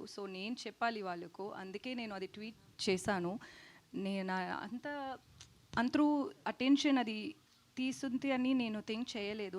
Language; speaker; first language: Telugu; non-native, learner; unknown